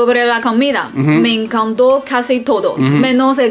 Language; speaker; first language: Spanish; non-native, fluent; Chinese